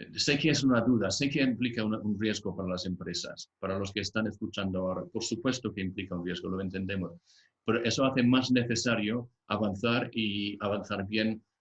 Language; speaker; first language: Spanish; non-native, fluent; English